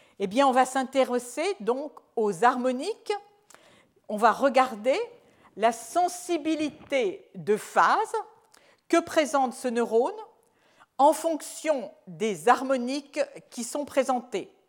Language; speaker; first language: French; native; French